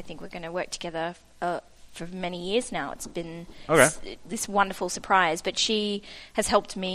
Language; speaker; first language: English; native; English